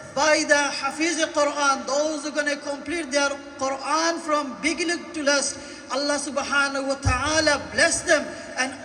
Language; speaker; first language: English; non-native, local second language; Bangla